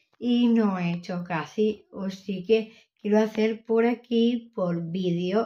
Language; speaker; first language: Spanish; non-native, local second language; Catalan